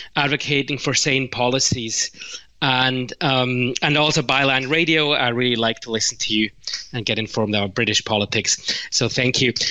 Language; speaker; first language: English; non-native, fluent; Swiss German